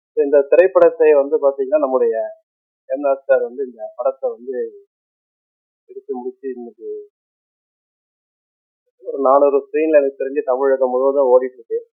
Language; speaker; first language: Tamil; native; Tamil